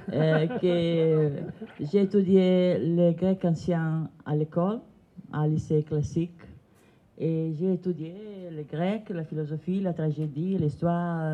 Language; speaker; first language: French; non-native, learner; Italian